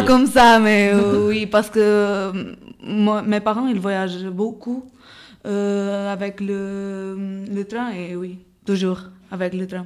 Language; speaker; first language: French; non-native, learner; Portuguese